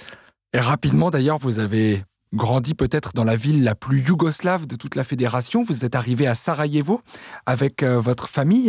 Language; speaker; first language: French; native; French